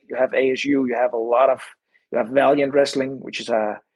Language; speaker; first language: English; non-native, fluent; Danish